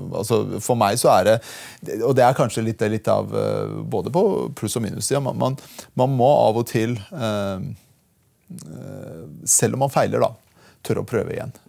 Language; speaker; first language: Norwegian; early bilingual, other home language; Persian